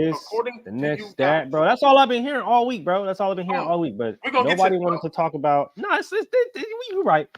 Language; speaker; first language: English; native; English